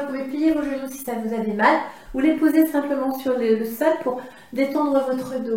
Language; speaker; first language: French; native; French